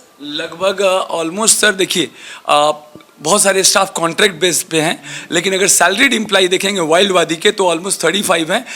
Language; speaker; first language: Hindi; native; Hindi